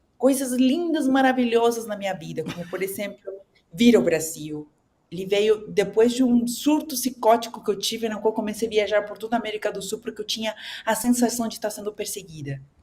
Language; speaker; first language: Portuguese; non-native, fluent; Spanish